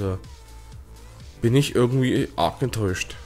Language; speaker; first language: German; native; German